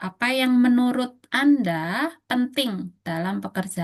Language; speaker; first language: Indonesian; native; Indonesian